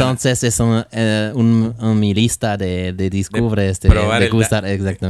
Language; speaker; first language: Spanish; non-native, learner; French